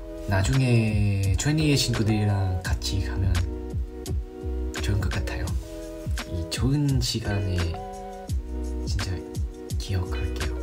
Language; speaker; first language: Korean; non-native, fluent; Thai